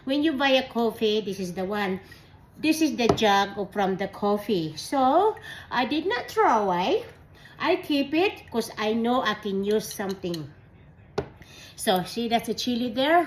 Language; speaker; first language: English; non-native, learner; Filipino